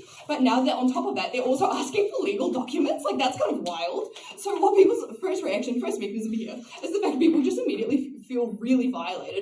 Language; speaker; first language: English; native; English